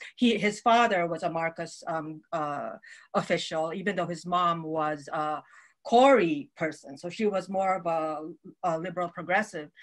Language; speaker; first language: English; non-native, local second language; Waray